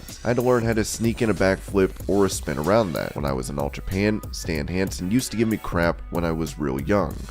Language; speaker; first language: English; native; English